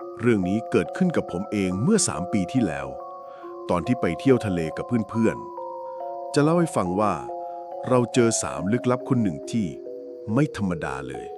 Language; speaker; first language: Thai; native; Thai